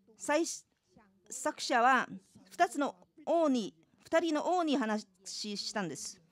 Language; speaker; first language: Japanese; non-native, fluent; Chinese